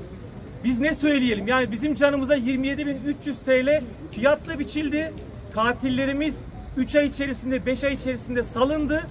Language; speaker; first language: Turkish; native; Turkish